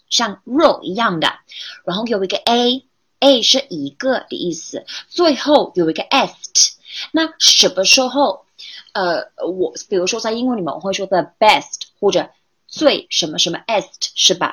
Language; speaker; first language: Chinese; non-native, fluent; English